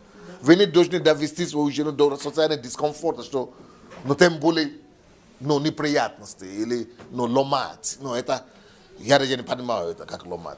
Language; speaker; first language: Russian; non-native, learner; Yoruba